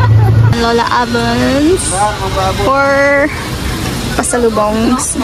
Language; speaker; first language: Filipino; native; Filipino